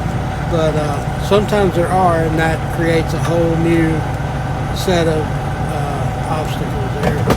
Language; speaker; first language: English; native; English